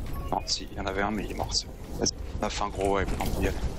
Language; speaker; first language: French; native; French